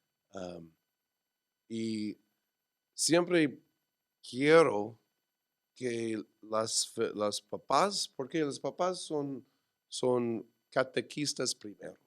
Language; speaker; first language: Spanish; non-native, learner; English